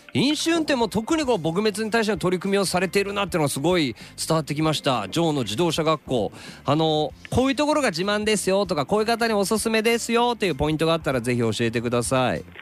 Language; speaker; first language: Japanese; native; Japanese